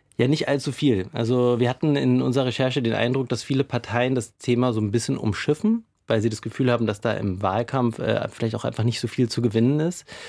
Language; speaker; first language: German; native; German